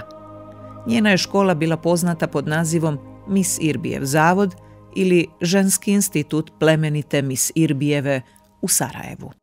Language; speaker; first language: Croatian; native; Croatian